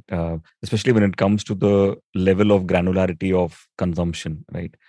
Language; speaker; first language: English; non-native, local second language; Tamil